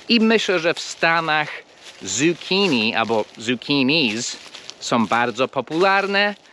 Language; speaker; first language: Polish; non-native, fluent; English